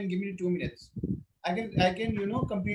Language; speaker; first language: English; non-native, local second language; Hindi